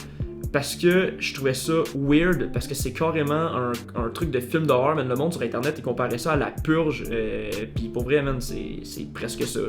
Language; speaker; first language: French; native; French